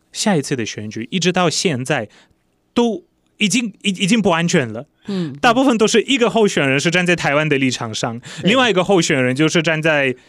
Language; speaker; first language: Chinese; non-native, fluent; Polish